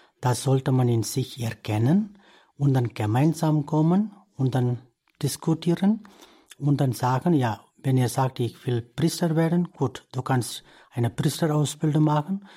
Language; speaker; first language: German; non-native, learner; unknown